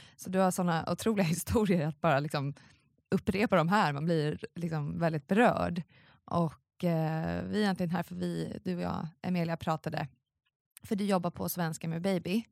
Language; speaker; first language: Swedish; native; Swedish